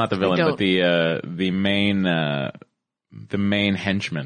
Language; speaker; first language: English; native; English